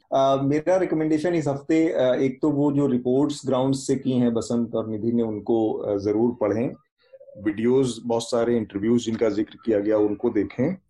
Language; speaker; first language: Hindi; native; Hindi